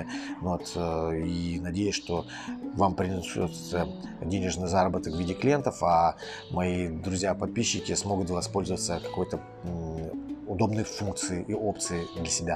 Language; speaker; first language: Russian; native; Russian